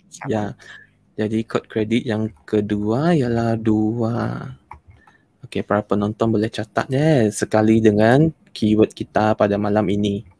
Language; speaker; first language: Malay; non-native, local second language; Chinese